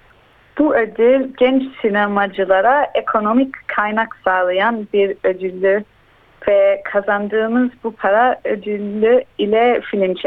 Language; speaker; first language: Turkish; early bilingual, heritage; Turkish